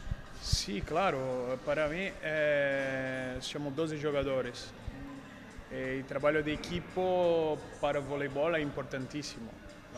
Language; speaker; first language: Spanish; non-native, learner; Portuguese